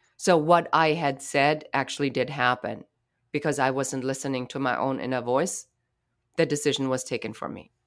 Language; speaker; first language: English; non-native, fluent; German